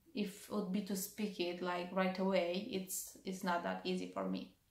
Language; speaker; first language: English; non-native, fluent; Romanian